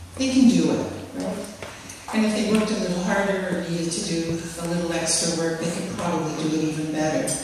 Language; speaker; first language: English; native; English